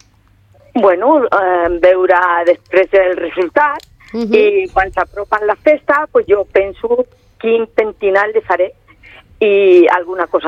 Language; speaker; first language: Catalan; non-native, local second language; Spanish